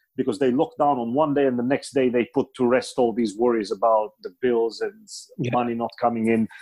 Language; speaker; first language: English; non-native, fluent; Bulgarian